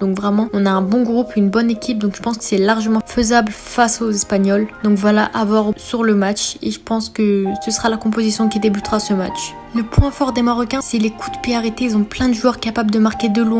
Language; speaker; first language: French; native; French